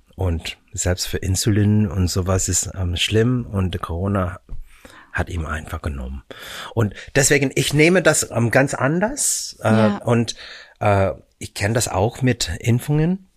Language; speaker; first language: German; non-native, fluent; English